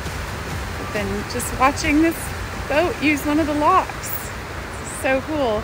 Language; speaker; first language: English; native; English